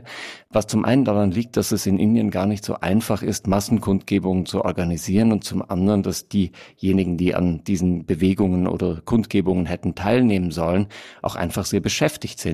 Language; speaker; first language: German; native; German